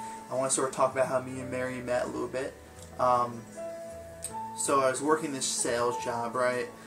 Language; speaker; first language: English; native; English